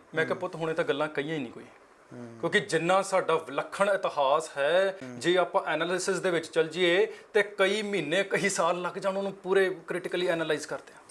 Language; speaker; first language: Punjabi; native; Punjabi